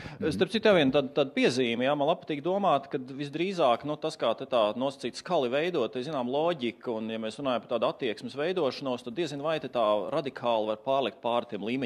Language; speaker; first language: Latvian; native; Latvian